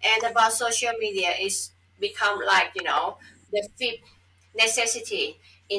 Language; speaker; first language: English; non-native, fluent; Thai